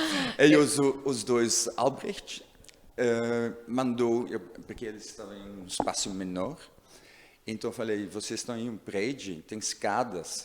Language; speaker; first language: Portuguese; non-native, learner; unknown